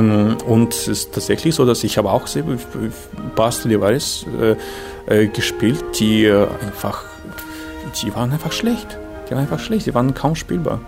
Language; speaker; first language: German; non-native, fluent; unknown